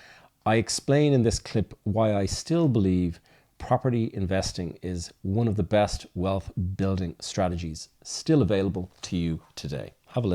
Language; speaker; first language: English; native; English